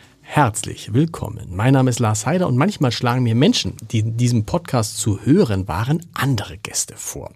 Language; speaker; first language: German; native; German